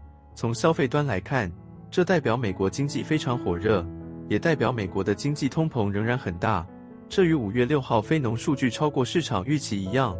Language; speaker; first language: Chinese; native; Chinese